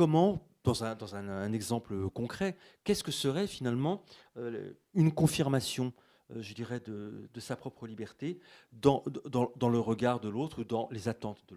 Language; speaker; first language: French; native; French